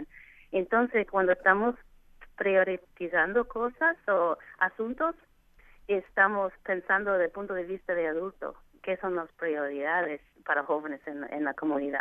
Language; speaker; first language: Spanish; non-native, fluent; English